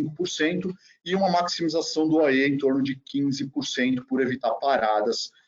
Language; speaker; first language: Portuguese; native; Portuguese